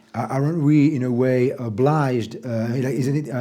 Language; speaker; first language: English; non-native, fluent; French